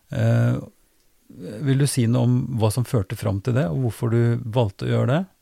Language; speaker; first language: Norwegian; native; Norwegian